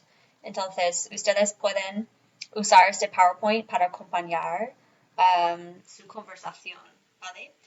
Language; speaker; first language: Spanish; non-native, fluent; English